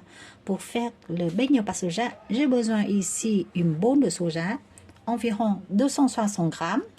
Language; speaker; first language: French; non-native, learner; Vietnamese